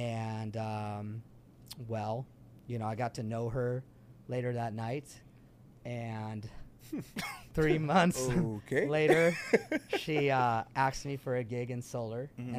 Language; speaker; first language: English; early bilingual, other home language; French